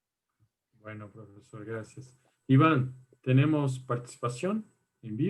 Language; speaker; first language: Spanish; non-native, fluent; Portuguese